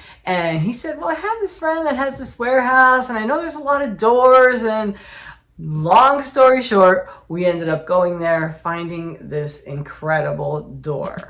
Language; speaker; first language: English; native; English